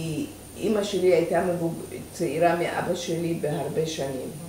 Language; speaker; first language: Hebrew; early bilingual, other home language; Persian